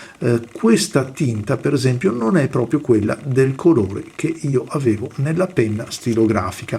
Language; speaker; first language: Italian; native; Italian